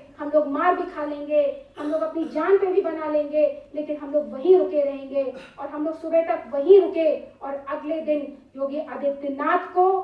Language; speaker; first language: Hindi; native; Hindi